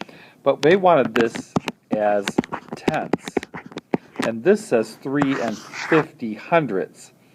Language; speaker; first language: English; native; English